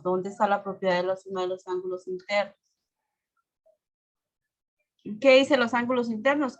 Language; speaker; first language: Spanish; native; Spanish